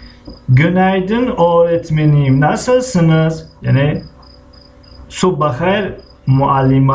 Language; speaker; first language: Turkish; non-native, fluent; Tajik